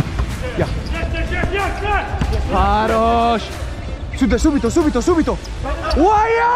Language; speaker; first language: Russian; non-native, learner; Italian